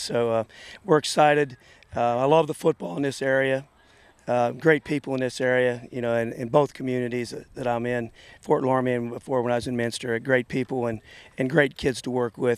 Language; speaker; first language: English; native; English